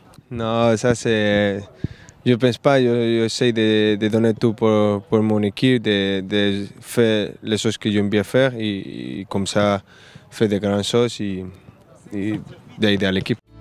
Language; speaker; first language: French; non-native, local second language; Arabic